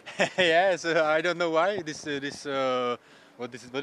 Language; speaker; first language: English; non-native, learner; Czech